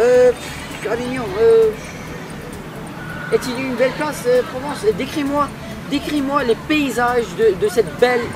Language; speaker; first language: French; non-native, learner; English